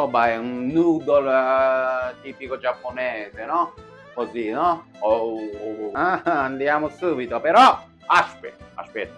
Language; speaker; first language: Italian; non-native, fluent; Japanese